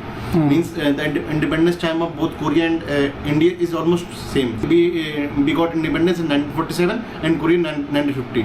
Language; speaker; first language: English; non-native, local second language; Hindi